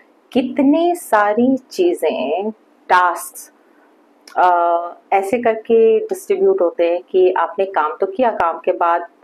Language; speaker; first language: Hindi; native; Hindi